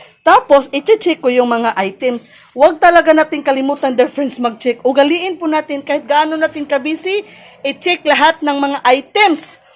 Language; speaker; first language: Filipino; non-native, local second language; Cebuano